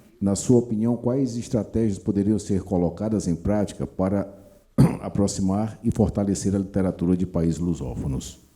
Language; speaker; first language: Portuguese; native; Portuguese